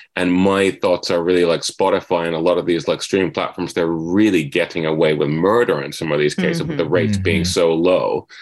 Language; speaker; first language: English; non-native, fluent; Finnish